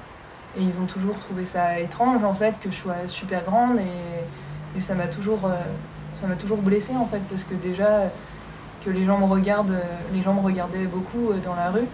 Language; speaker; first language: French; native; French